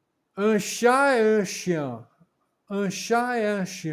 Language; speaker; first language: French; non-native, learner; English